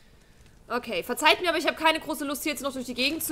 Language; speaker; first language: German; native; German